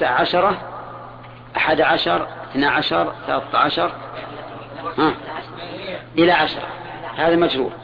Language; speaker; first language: Arabic; native; Arabic